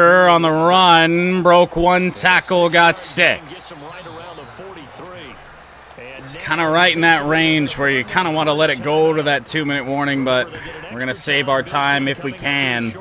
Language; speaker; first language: English; native; English